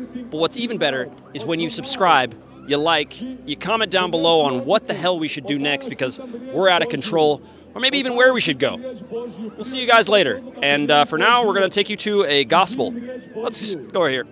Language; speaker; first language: English; native; English